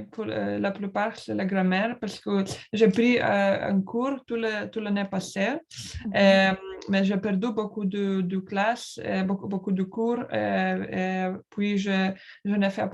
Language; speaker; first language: French; non-native, learner; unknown